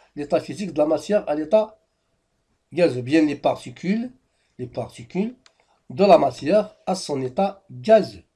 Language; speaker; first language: French; non-native, local second language; Arabic